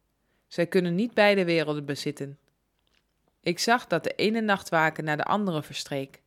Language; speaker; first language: Dutch; native; Dutch